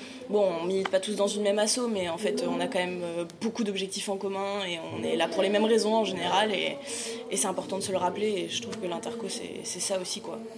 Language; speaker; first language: French; native; French